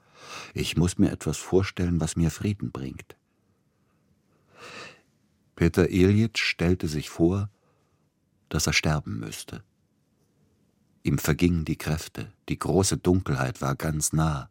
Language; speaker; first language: German; native; German